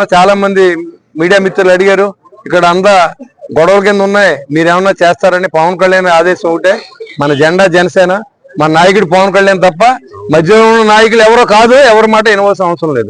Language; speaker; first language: Telugu; native; Telugu